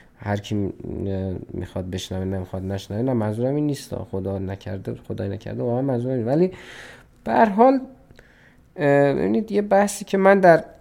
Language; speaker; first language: Persian; native; Persian